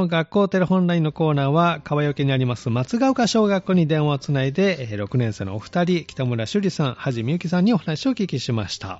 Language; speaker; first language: Japanese; native; Japanese